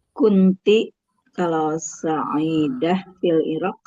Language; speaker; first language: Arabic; non-native, learner; Indonesian